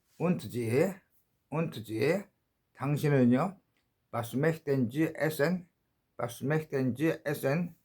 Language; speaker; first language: German; non-native, learner; Korean